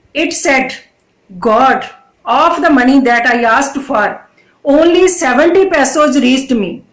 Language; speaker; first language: English; non-native, local second language; Punjabi